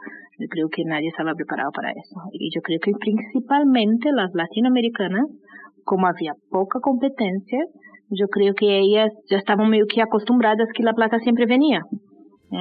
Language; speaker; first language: Spanish; native; Spanish